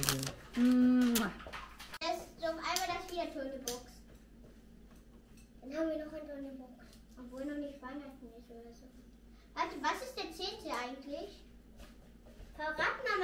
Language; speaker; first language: German; early bilingual, other home language; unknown